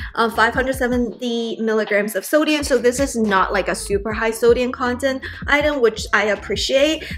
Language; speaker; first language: English; non-native, fluent; Chinese